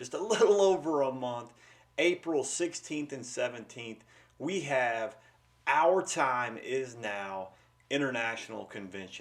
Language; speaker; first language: English; native; English